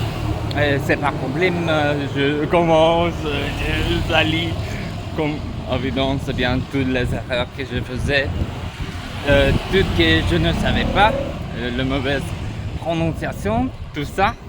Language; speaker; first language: French; non-native, learner; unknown